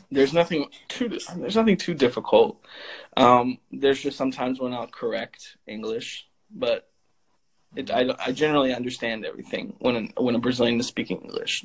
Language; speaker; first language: English; native; English